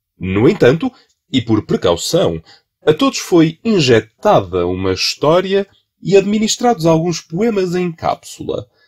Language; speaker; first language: Portuguese; native; Portuguese